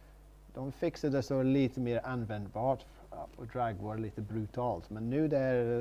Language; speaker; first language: Swedish; non-native, learner; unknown